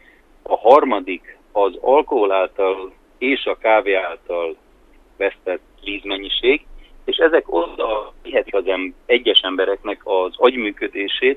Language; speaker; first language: Hungarian; native; Hungarian